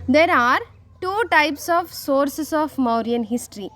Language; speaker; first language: English; non-native, local second language; Telugu